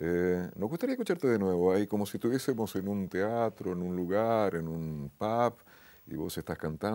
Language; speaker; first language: Spanish; native; Spanish